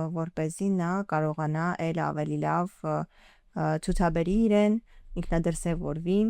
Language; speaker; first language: Armenian; early bilingual, heritage; Armenian